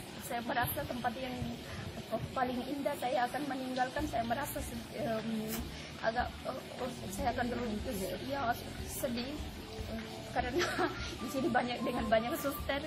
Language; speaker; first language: Indonesian; non-native, learner; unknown